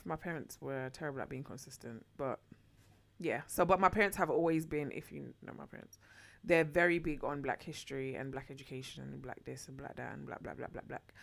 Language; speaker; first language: English; early bilingual, other home language; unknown